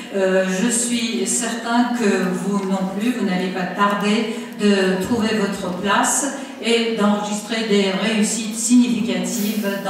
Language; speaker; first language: French; non-native, fluent; Armenian